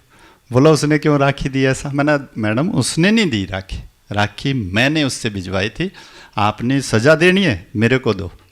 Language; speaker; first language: Hindi; native; Hindi